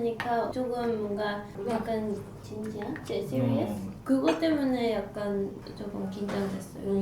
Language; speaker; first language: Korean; non-native, fluent; Dutch